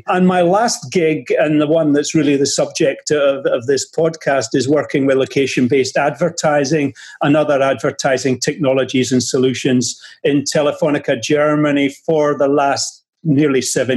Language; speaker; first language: English; native; English